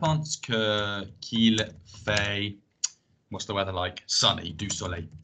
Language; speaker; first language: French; non-native, fluent; English